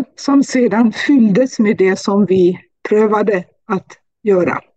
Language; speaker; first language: Swedish; non-native, fluent; German